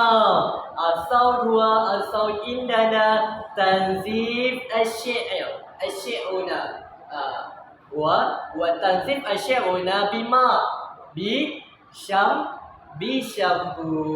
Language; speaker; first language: Arabic; non-native, learner; Malay